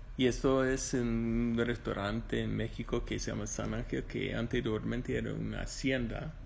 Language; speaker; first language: Spanish; non-native, learner; English